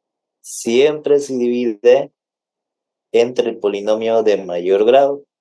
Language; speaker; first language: Spanish; native; Spanish